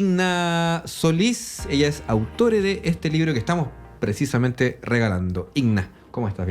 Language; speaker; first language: Spanish; native; Spanish